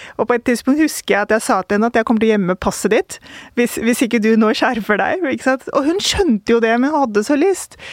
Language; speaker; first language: Norwegian; early bilingual, other home language; Urdu